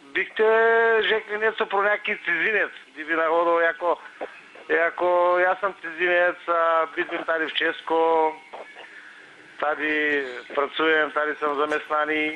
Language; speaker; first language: Czech; non-native, learner; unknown